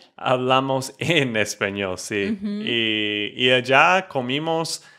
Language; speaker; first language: Spanish; non-native, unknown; English